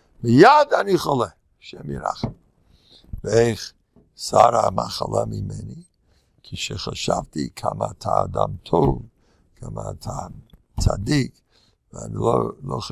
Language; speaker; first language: Hebrew; non-native, fluent; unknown